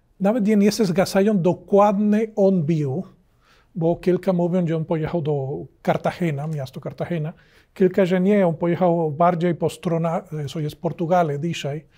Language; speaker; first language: Polish; non-native, learner; Spanish